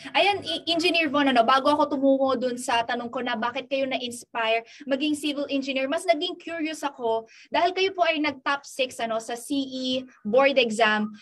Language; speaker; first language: Filipino; non-native, local second language; Pampanga